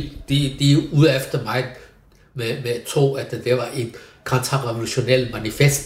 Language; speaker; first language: Danish; non-native, fluent; Chinese